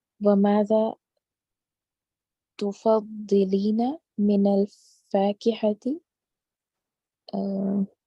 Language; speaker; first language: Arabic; non-native, learner; English